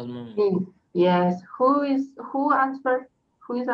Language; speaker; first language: English; non-native, fluent; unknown